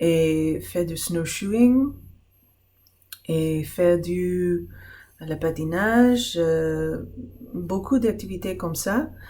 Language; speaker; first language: French; non-native, fluent; English